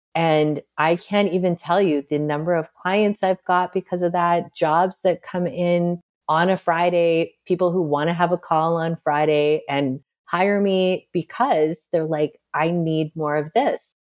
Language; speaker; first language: English; native; English